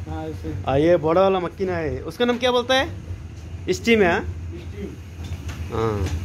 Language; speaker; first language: Hindi; non-native, fluent; Bangla